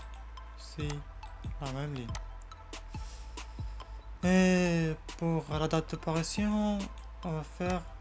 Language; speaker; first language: French; non-native, learner; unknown